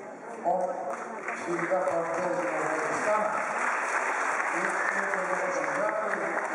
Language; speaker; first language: Russian; non-native, fluent; Azerbaijani